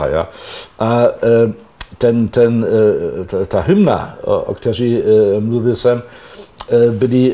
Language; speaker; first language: Czech; non-native, fluent; German